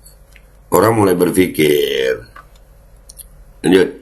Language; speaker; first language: Indonesian; native; Indonesian